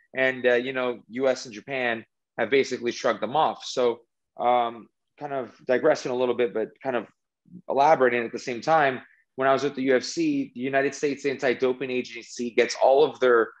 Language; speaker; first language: English; native; English